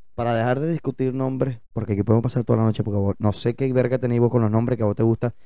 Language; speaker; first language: Spanish; native; Spanish